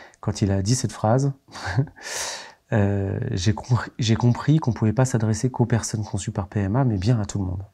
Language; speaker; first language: French; native; French